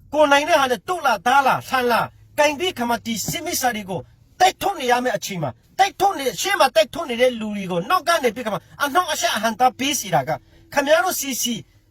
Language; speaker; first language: Burmese; non-native, local second language; Hakha Chin